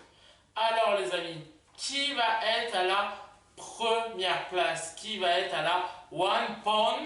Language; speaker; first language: French; native; French